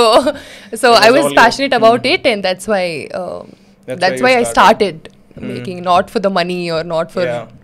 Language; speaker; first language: English; non-native, local second language; Kannada